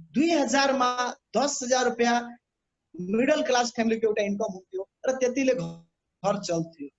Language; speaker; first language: Nepali; non-native, local second language; Bhojpuri